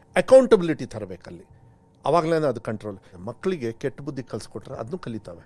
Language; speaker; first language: Kannada; native; Kannada